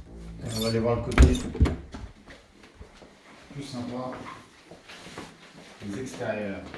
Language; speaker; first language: French; native; French